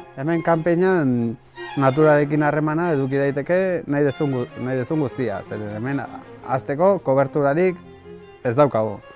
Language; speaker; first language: Basque; native; Basque